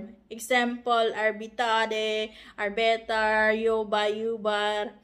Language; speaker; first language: Swedish; non-native, learner; Filipino